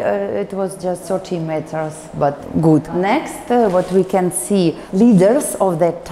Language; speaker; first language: English; non-native, fluent; Russian